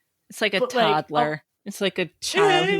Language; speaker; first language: English; native; English